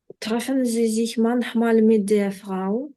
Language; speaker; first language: German; non-native, fluent; Ukrainian